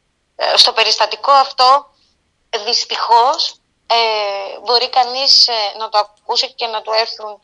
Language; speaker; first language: Greek; native; Greek